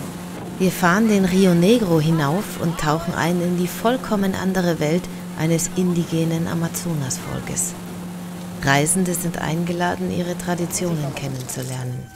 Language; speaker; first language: German; native; German